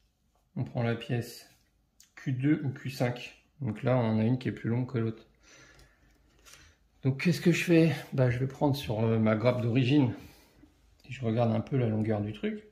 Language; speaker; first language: French; native; French